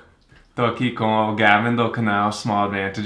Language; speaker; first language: Portuguese; non-native, fluent; English